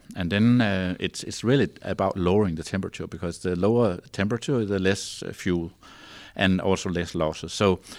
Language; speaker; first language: English; non-native, fluent; Danish